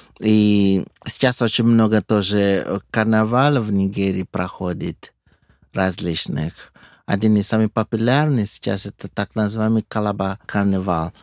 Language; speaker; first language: Russian; non-native, fluent; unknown